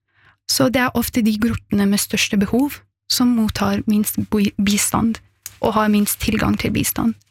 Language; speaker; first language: Norwegian; early bilingual, other home language; Persian